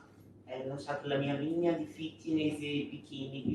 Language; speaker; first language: Italian; non-native, fluent; Portuguese